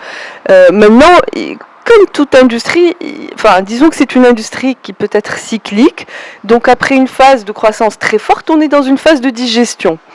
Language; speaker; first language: French; non-native, local second language; Arabic